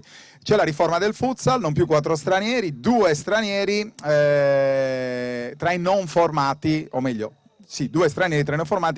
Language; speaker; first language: Italian; native; Italian